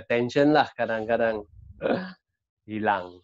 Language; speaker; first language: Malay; non-native, local second language; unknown